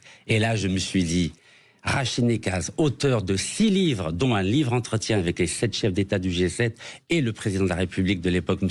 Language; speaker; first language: French; native; French